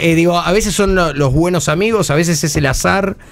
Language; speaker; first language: Spanish; native; Spanish